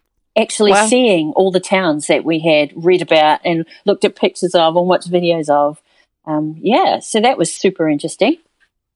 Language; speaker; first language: English; native; English